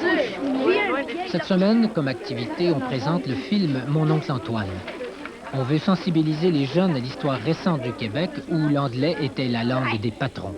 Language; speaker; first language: French; native; French